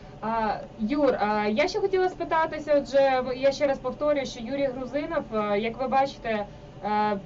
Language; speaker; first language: Ukrainian; native; Ukrainian